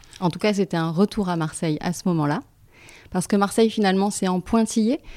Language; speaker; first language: French; native; French